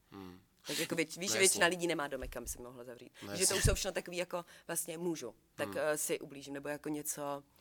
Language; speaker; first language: Czech; native; Czech